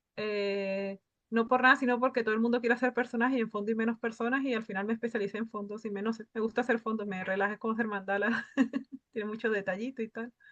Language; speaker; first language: Spanish; native; Spanish